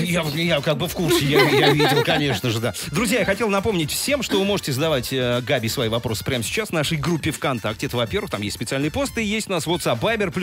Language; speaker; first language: Russian; native; Russian